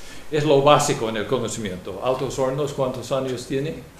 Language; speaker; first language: Spanish; non-native, fluent; English